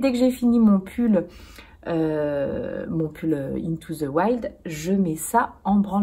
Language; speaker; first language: French; native; French